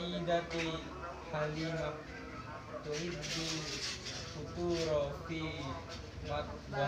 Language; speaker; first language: Arabic; non-native, learner; Indonesian